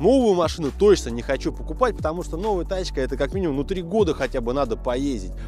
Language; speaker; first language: Russian; native; Russian